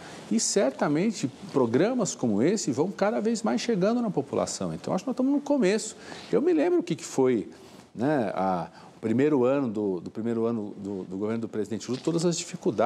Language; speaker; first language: Portuguese; native; Portuguese